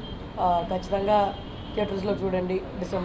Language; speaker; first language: Telugu; non-native, fluent; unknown